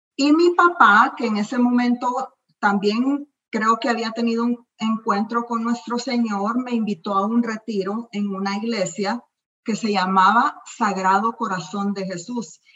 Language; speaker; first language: Spanish; native; Spanish